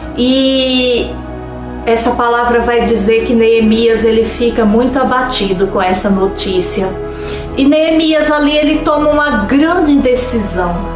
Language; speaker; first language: Portuguese; native; Portuguese